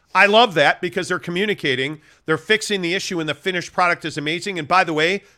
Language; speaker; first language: English; native; English